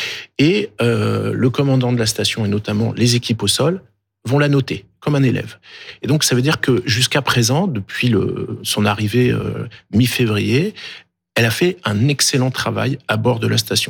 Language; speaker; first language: French; native; French